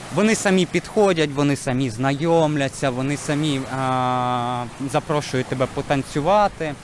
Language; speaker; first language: Ukrainian; native; Ukrainian